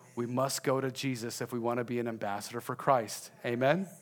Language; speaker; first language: English; native; English